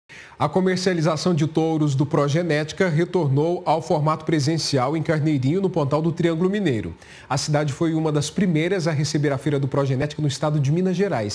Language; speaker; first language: Portuguese; native; Portuguese